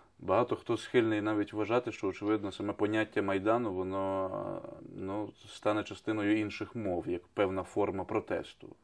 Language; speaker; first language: Ukrainian; native; Ukrainian